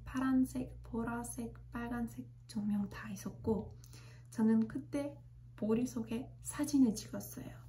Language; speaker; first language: Korean; non-native, fluent; Persian